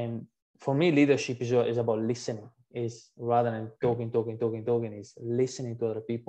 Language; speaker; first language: English; non-native, fluent; Italian